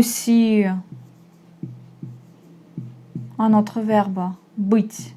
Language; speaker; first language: French; non-native, fluent; Russian